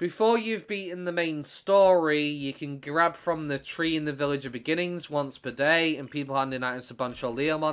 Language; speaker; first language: English; native; English